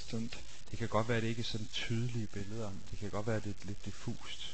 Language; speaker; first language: Danish; native; Danish